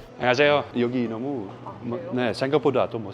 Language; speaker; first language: Korean; non-native, learner; Dutch